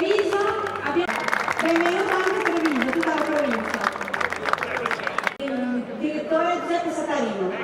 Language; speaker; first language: Italian; native; Italian